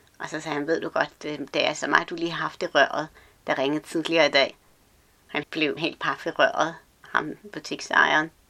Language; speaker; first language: Danish; early bilingual, other home language; Arabic